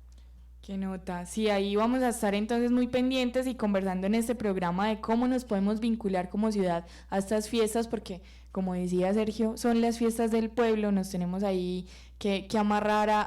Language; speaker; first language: Spanish; native; Spanish